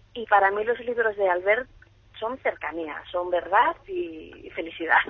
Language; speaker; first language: Spanish; native; Spanish